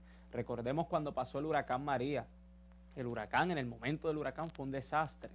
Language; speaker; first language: Spanish; native; Spanish